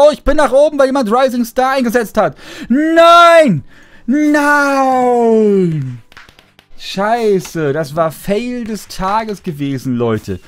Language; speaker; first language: German; native; German